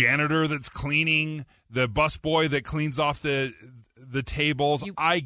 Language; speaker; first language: English; native; English